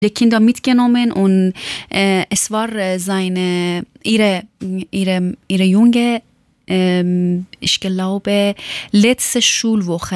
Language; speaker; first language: German; non-native, learner; Persian